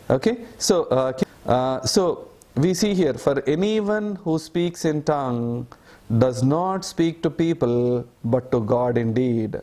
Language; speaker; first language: English; non-native, local second language; Telugu